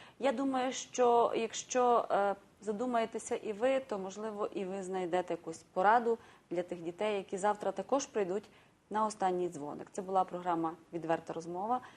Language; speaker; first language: Ukrainian; native; Ukrainian